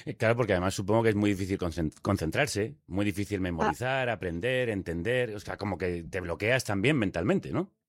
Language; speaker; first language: Spanish; native; Spanish